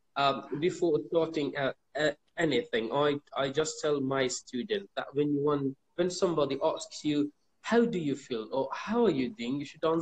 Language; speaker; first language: English; non-native, fluent; Persian